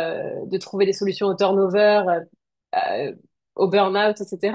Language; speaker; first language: French; native; French